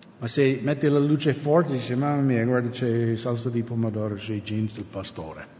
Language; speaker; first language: Italian; non-native, fluent; English